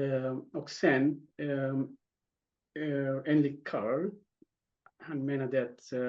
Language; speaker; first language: Swedish; non-native, fluent; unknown